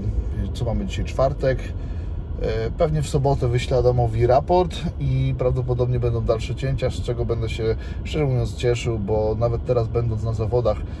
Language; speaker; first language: Polish; native; Polish